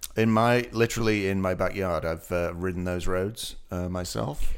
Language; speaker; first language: English; native; English